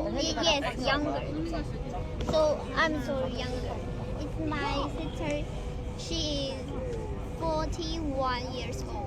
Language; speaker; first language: English; non-native, learner; Chinese